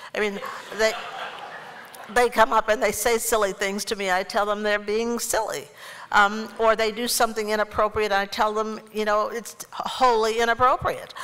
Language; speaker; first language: English; native; English